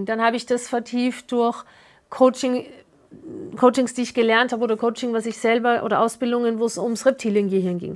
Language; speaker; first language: German; native; German